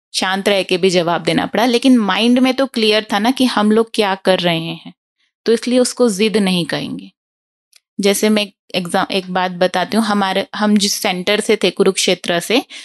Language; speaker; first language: Hindi; native; Hindi